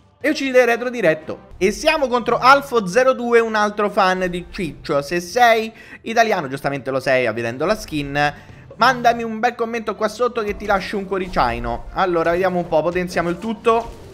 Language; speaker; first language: Italian; native; Italian